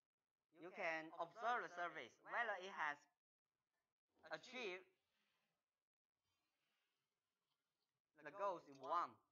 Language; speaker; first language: English; non-native, fluent; Chinese